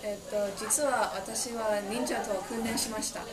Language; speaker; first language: Japanese; non-native, learner; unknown